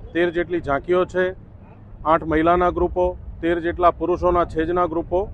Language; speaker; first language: Gujarati; non-native, local second language; Sindhi